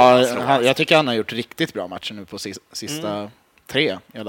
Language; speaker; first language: Swedish; native; Swedish